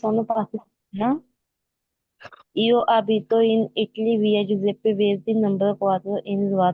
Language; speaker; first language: Italian; non-native, learner; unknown